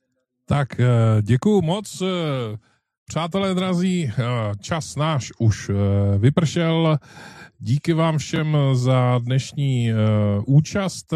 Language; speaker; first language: Czech; native; Czech